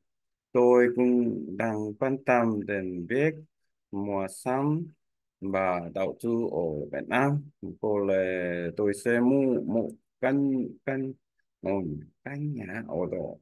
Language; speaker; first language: Vietnamese; non-native, learner; Korean